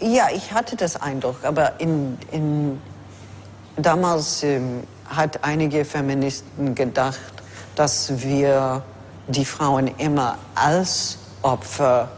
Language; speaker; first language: German; non-native, fluent; English